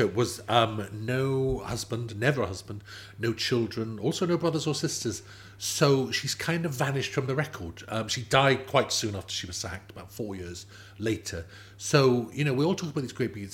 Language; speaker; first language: English; native; English